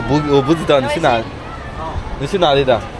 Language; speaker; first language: Chinese; non-native, learner; Rundi